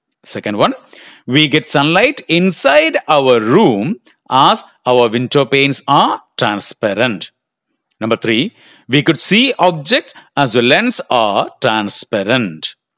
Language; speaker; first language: English; non-native, local second language; Malayalam